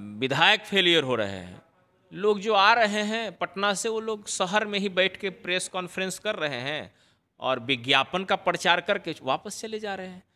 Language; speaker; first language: Hindi; native; Hindi